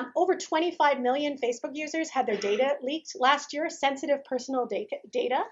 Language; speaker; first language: English; native; English